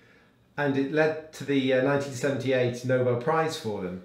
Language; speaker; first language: English; native; English